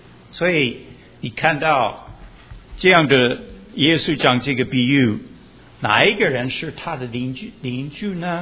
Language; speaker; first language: Chinese; early bilingual, heritage; Chinese